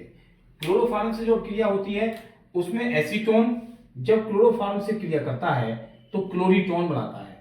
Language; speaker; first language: Hindi; native; Hindi